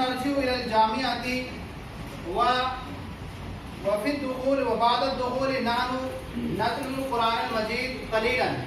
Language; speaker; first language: Arabic; non-native, fluent; Urdu